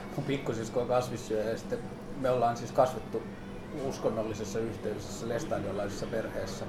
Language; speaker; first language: Finnish; native; Finnish